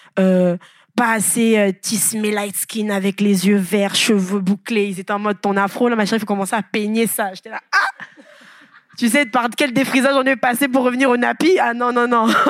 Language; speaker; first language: French; non-native, local second language; Lingala